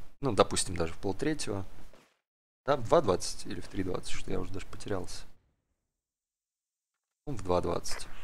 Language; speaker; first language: Russian; native; Russian